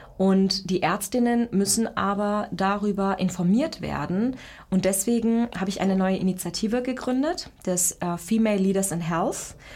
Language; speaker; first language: German; early bilingual, other home language; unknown